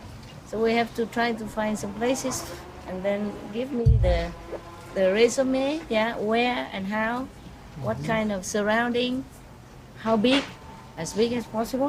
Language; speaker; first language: English; non-native, fluent; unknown